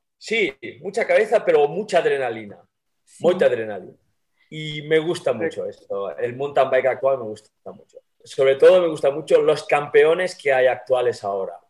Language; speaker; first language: Spanish; native; Spanish